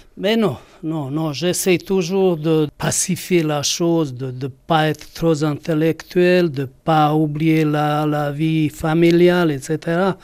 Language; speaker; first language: French; non-native, fluent; Bosnian